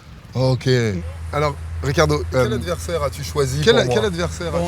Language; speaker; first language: French; native; French